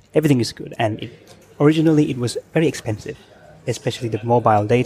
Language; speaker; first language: English; non-native, fluent; Thai